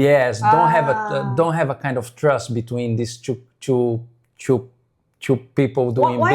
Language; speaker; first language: English; non-native, fluent; Portuguese